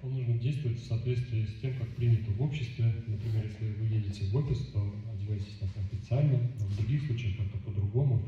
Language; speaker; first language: Russian; native; Russian